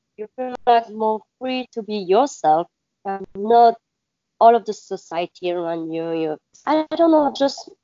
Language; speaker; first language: English; non-native, learner; French